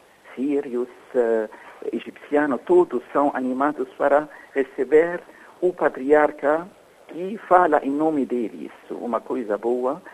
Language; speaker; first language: Portuguese; non-native, fluent; Arabic